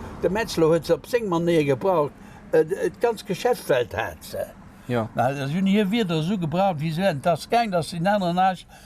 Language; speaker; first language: Luxembourgish; native; Luxembourgish